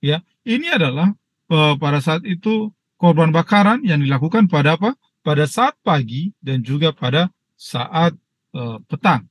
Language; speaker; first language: Indonesian; native; Indonesian